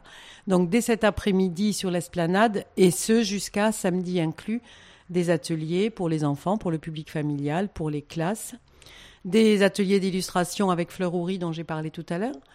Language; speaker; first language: French; native; French